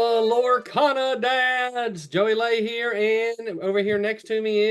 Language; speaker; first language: English; native; English